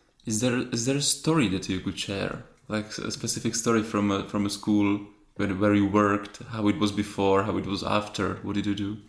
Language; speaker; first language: English; non-native, fluent; Czech